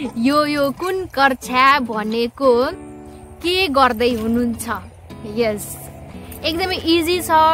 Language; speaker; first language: Nepali; non-native, local second language; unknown